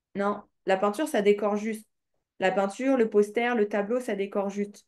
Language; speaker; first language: French; native; French